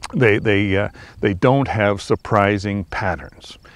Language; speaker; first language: English; native; English